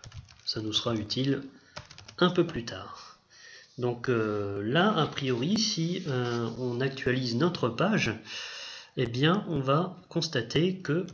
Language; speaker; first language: French; native; French